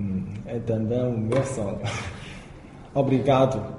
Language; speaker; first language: Portuguese; non-native, fluent; Chinese